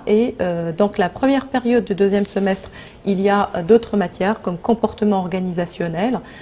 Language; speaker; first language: French; non-native, local second language; Arabic